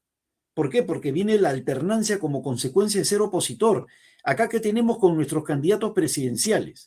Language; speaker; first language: Spanish; native; Spanish